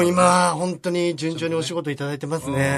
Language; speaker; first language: Japanese; native; Japanese